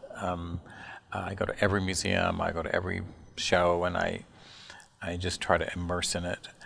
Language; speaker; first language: English; native; English